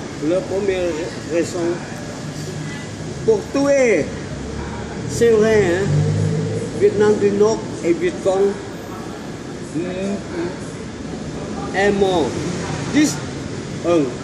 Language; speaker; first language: French; non-native, learner; Vietnamese